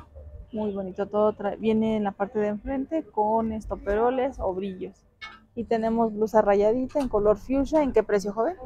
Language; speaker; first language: Spanish; native; Spanish